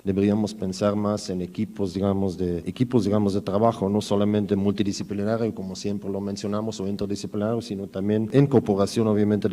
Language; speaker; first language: Spanish; native; Spanish